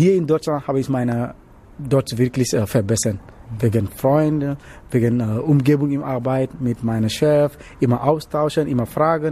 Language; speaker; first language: German; non-native, learner; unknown